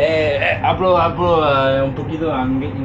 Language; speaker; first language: Spanish; non-native, learner; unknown